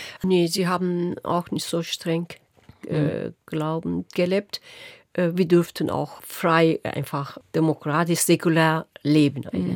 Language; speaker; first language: German; non-native, local second language; Turkish